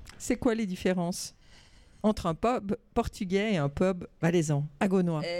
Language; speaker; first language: French; native; French